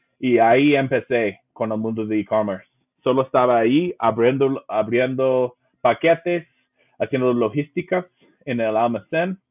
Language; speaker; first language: Spanish; non-native, fluent; English